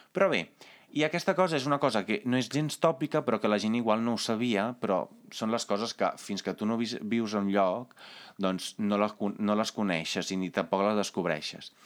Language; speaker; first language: Catalan; non-native, fluent; Italian